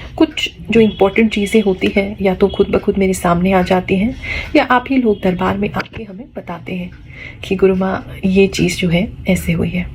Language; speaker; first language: Hindi; native; Hindi